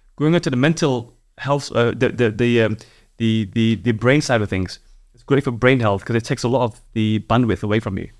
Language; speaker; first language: English; native; English